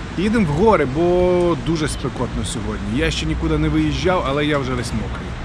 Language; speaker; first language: Ukrainian; non-native, local second language; Russian